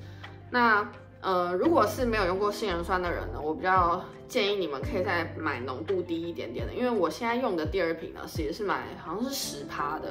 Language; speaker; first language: Chinese; native; Chinese